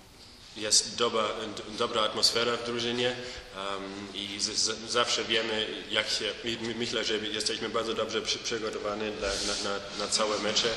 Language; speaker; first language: Polish; non-native, fluent; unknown